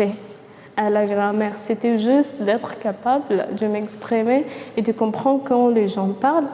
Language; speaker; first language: French; non-native, fluent; Arabic